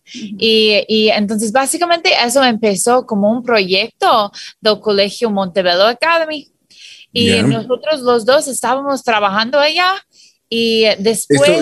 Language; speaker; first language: Spanish; non-native, fluent; English